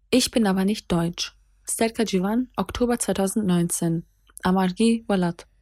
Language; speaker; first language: German; early bilingual, other home language; Kurdish